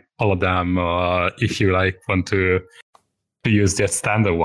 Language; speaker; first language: English; non-native, fluent; Italian